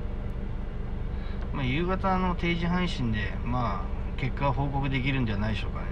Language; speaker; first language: Japanese; native; Japanese